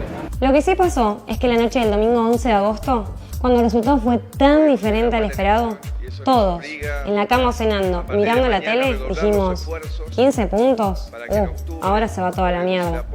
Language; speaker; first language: Spanish; native; Spanish